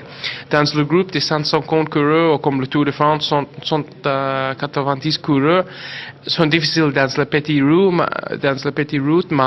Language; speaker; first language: French; non-native, learner; English